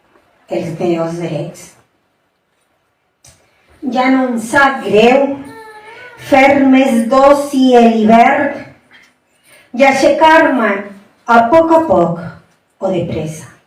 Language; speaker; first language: Catalan; non-native, fluent; Spanish